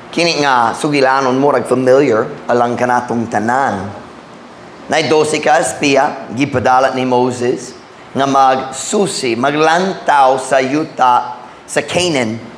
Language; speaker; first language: Cebuano; non-native, fluent; English